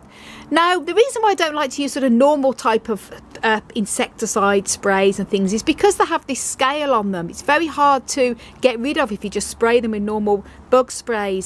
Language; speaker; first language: English; native; English